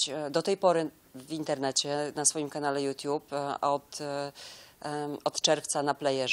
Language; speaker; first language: Polish; native; Polish